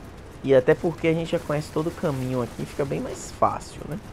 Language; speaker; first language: Portuguese; native; Portuguese